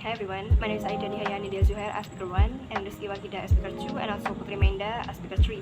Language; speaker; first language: English; non-native, learner; Indonesian